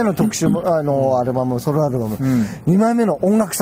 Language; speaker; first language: Japanese; native; Japanese